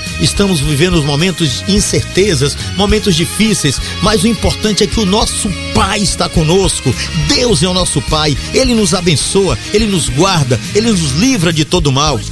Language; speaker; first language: Portuguese; native; Portuguese